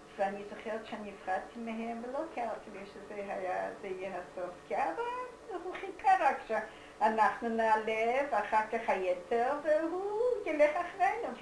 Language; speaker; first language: Hebrew; non-native, fluent; Yiddish